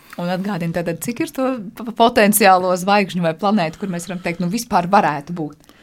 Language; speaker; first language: Latvian; native; Latvian